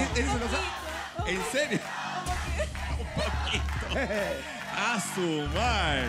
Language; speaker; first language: Spanish; native; Spanish